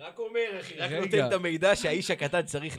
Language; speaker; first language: Hebrew; native; Hebrew